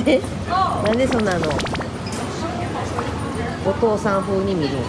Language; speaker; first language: Japanese; native; Japanese